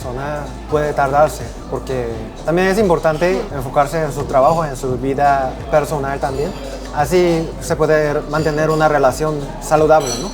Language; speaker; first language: Spanish; non-native, fluent; Korean